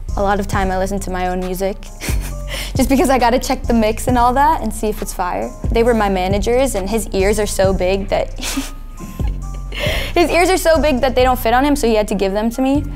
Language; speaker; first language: English; native; English